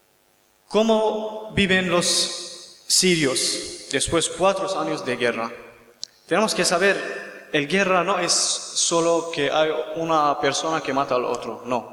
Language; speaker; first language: Spanish; non-native, learner; Kurdish